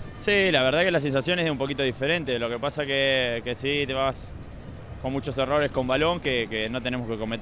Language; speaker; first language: Spanish; native; Spanish